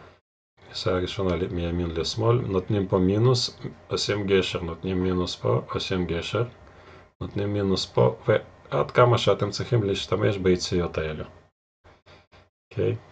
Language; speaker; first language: Hebrew; non-native, fluent; Russian